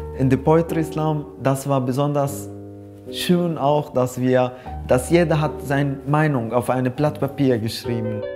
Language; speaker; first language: German; non-native, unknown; Arabic